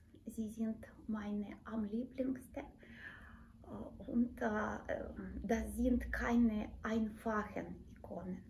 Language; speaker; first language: German; non-native, fluent; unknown